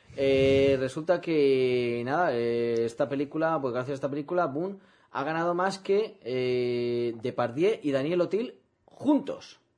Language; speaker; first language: Spanish; native; Spanish